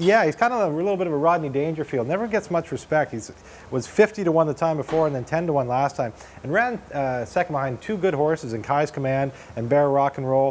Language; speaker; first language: English; native; English